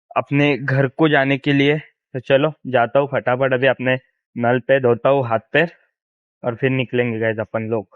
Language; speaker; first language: Hindi; non-native, local second language; Marathi